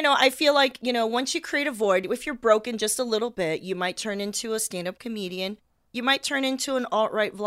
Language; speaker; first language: English; native; English